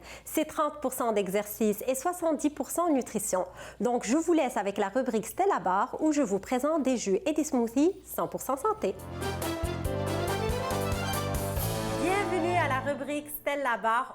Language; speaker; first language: French; non-native, local second language; Arabic